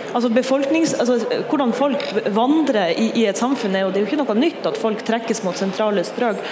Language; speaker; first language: Norwegian; native; Norwegian